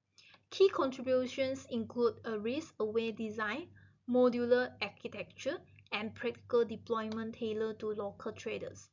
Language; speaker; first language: English; non-native, local second language; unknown